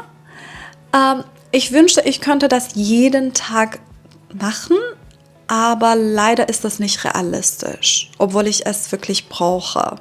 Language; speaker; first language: German; non-native, fluent; Persian